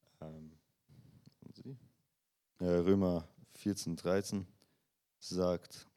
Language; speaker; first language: German; non-native, learner; Russian